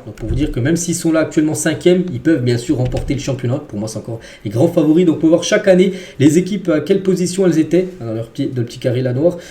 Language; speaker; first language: French; native; French